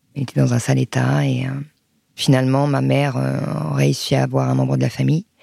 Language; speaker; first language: French; early bilingual, other home language; Arabic